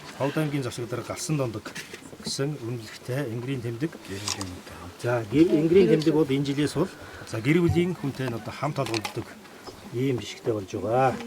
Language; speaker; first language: Mongolian; native; Mongolian